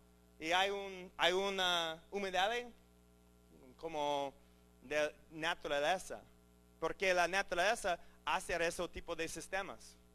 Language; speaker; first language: Spanish; non-native, learner; English